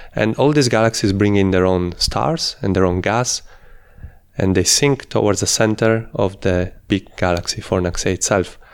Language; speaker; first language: English; non-native, fluent; Italian